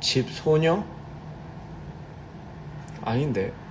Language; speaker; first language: Korean; early bilingual, heritage; Korean